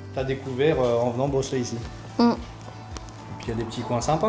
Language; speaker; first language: French; native; French